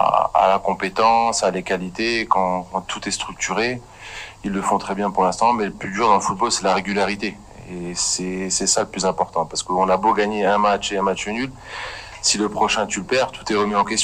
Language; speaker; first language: French; native; French